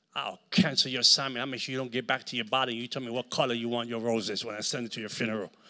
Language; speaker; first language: English; early bilingual, other home language; Spanish